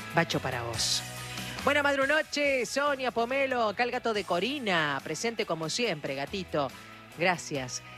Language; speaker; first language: Spanish; native; Spanish